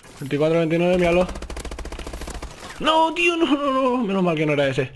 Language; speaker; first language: Spanish; native; Spanish